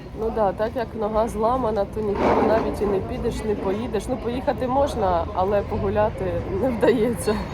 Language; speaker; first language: Ukrainian; non-native, local second language; Russian